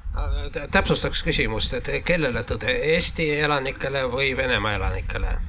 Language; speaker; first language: Estonian; non-native, local second language; Russian